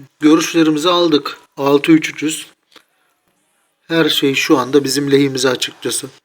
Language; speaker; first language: Turkish; native; Turkish